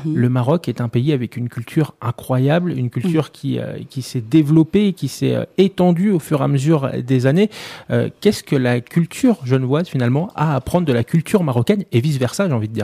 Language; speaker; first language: French; native; French